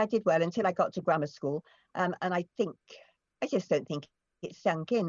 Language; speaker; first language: English; native; English